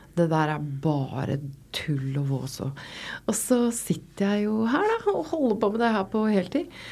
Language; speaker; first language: Norwegian; native; Norwegian